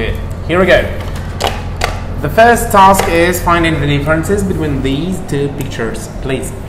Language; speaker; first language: English; non-native, fluent; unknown